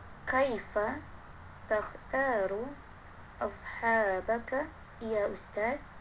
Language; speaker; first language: Arabic; non-native, learner; Malay